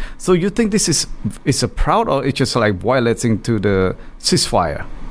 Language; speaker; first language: English; non-native, fluent; Khmer